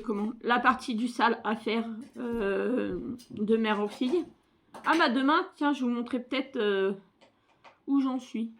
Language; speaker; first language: French; native; French